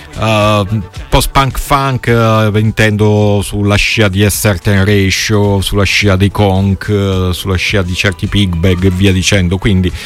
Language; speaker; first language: Italian; native; Italian